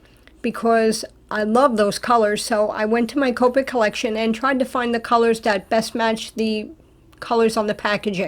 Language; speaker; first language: English; native; English